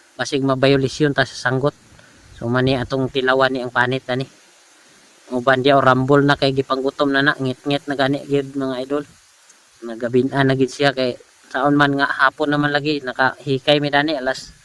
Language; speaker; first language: Cebuano; non-native, local second language; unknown